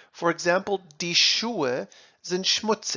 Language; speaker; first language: German; non-native, fluent; English